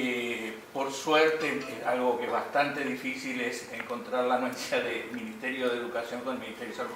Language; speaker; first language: Spanish; native; Spanish